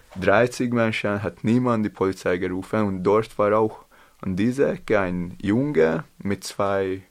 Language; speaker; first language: German; non-native, learner; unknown